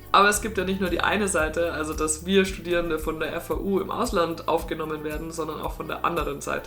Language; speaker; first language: German; native; German